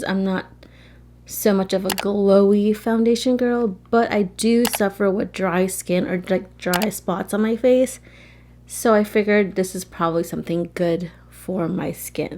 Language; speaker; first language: English; native; English